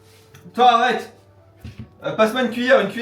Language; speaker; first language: French; native; French